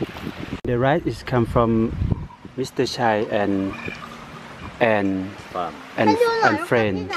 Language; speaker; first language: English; non-native, learner; Thai